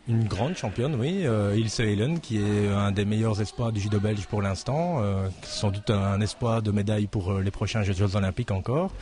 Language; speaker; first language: French; native; French